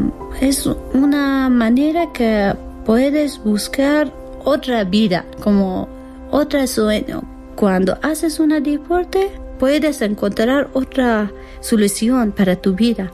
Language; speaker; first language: Spanish; non-native, learner; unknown